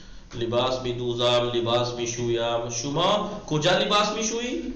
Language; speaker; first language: Persian; non-native, fluent; Urdu